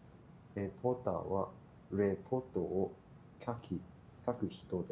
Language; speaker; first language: Japanese; non-native, learner; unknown